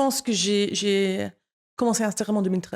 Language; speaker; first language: French; non-native, fluent; English